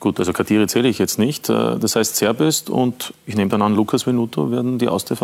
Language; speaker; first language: German; native; German